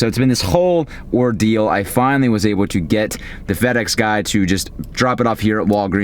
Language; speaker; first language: English; native; English